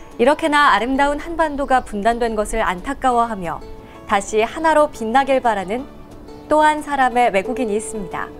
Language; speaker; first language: Korean; native; Korean